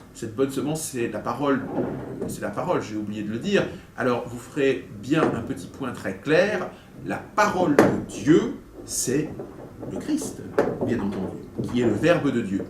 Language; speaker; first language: French; native; French